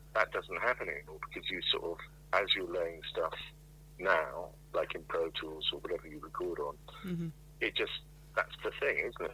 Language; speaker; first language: English; native; English